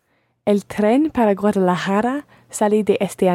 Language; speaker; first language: Spanish; non-native, learner; English